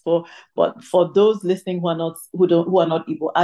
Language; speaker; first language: English; non-native, local second language; Igbo